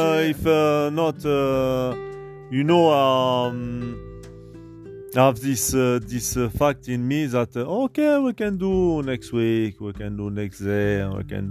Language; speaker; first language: English; non-native, learner; French